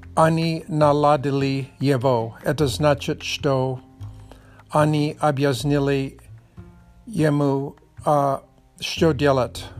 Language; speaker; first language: Russian; non-native, learner; English